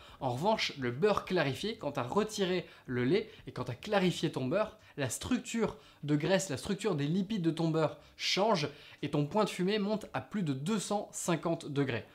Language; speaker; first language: French; native; French